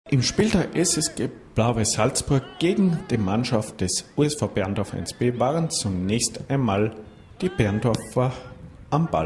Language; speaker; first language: German; native; German